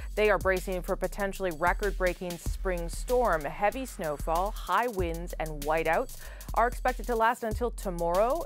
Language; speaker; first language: English; native; English